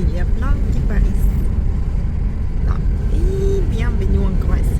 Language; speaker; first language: French; non-native, fluent; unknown